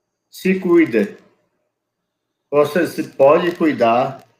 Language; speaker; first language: Portuguese; non-native, local second language; Yanomámi